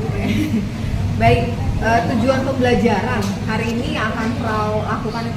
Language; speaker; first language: Malay; native; Malay